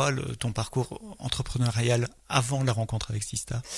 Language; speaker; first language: French; native; French